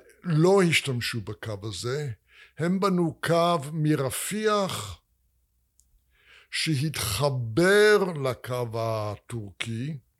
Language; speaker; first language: Hebrew; non-native, fluent; English